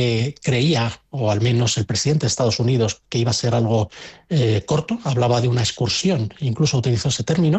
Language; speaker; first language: Spanish; native; Spanish